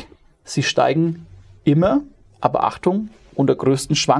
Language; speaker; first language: German; native; German